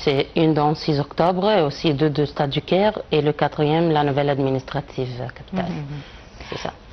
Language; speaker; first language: French; non-native, learner; Arabic